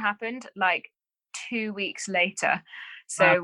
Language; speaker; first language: English; native; English